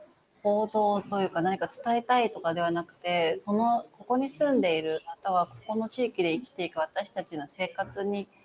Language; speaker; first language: Japanese; native; Japanese